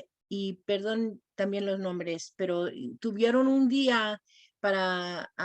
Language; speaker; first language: Spanish; non-native, fluent; English